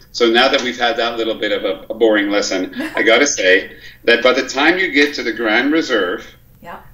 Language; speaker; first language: English; native; English